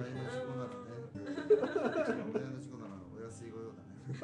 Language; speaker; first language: Japanese; native; Japanese